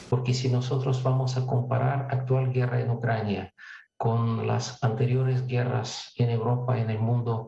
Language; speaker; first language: Spanish; non-native, fluent; Russian